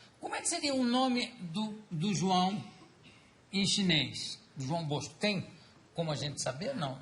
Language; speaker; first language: Portuguese; native; Portuguese